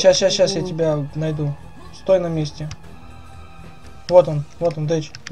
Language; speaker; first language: Russian; native; Russian